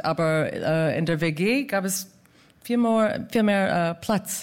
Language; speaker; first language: German; non-native, fluent; English